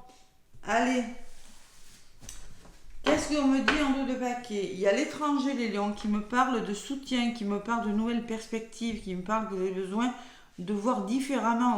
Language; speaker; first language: French; native; French